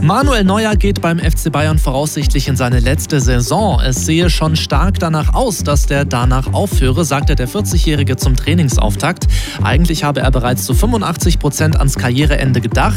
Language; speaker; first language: German; native; German